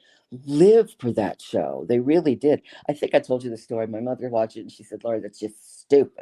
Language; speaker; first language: English; native; English